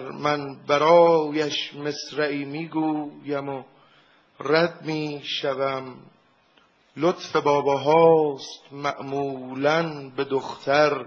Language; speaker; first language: Persian; native; Persian